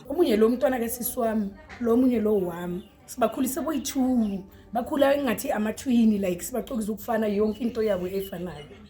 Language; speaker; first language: Zulu; non-native, local second language; Tswana